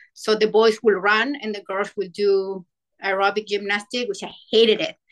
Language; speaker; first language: English; non-native, fluent; Spanish